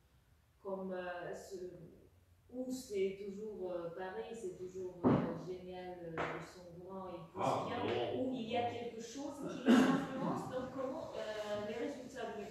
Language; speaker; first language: French; non-native, fluent; Russian